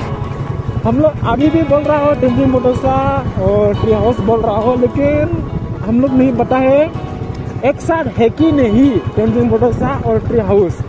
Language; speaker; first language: Hindi; non-native, local second language; Bodo